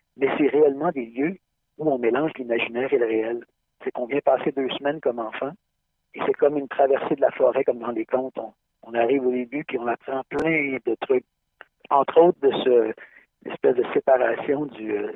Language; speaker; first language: French; native; French